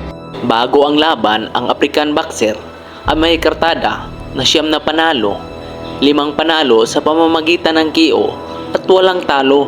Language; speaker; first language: Filipino; native; Filipino